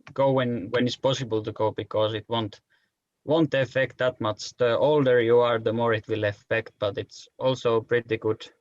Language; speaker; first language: English; non-native, fluent; Finnish